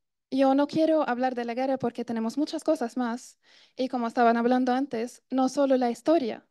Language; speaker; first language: Spanish; non-native, fluent; Arabic